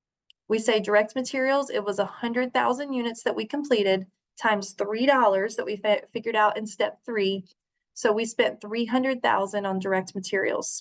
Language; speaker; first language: English; native; English